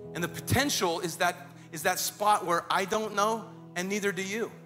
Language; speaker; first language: English; native; English